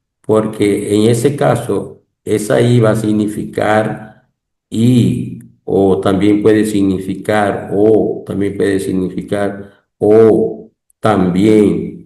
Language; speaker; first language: Spanish; non-native, local second language; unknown